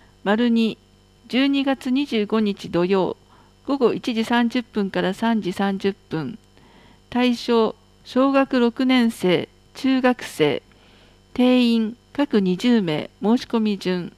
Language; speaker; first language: Japanese; native; Japanese